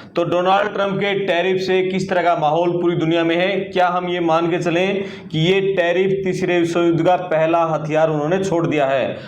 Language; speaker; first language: Hindi; native; Hindi